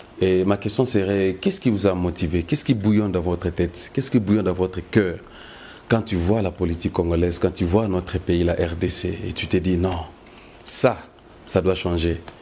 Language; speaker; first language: French; non-native, local second language; Lingala